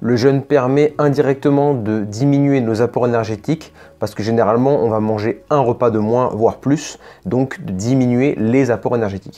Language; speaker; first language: French; native; French